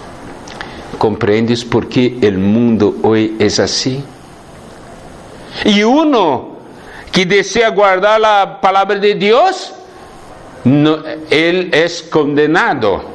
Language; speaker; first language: Spanish; non-native, fluent; Portuguese